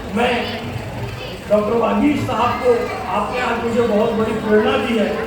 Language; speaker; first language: Hindi; native; Hindi